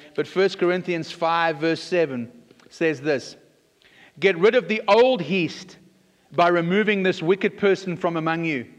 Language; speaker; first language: English; native; English